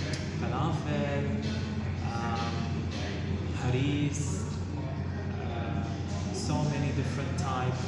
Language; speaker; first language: English; non-native, learner; Arabic